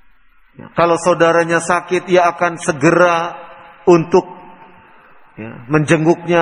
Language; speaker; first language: Indonesian; native; Indonesian